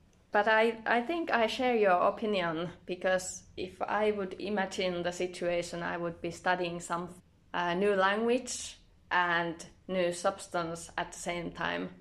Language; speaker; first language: English; non-native, fluent; Finnish